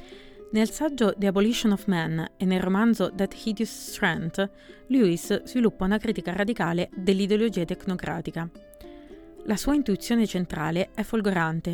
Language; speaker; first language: Italian; native; Italian